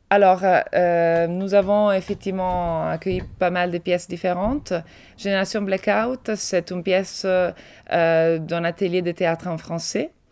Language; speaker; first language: French; non-native, fluent; Italian